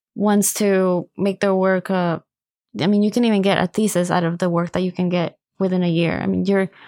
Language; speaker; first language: English; non-native, fluent; Spanish